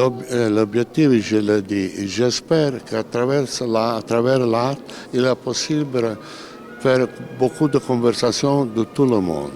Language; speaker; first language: French; non-native, learner; Italian